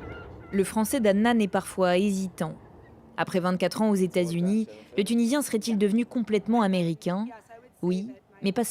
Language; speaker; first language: French; native; French